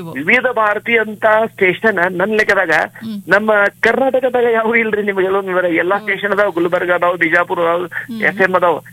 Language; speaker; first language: Kannada; non-native, local second language; Marathi